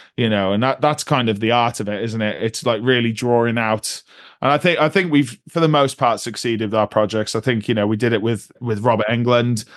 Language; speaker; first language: English; native; English